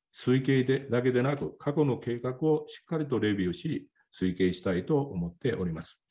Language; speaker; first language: Japanese; native; Japanese